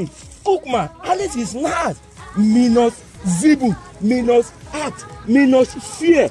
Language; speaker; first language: German; non-native, learner; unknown